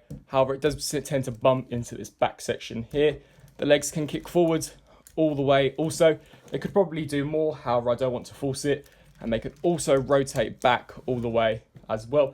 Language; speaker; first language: English; native; English